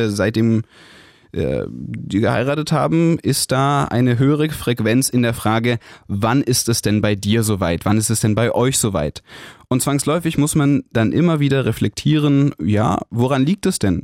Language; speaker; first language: German; native; German